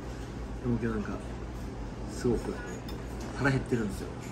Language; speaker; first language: Japanese; native; Japanese